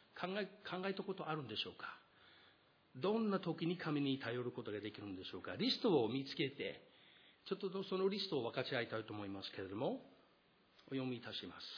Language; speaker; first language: Japanese; non-native, fluent; English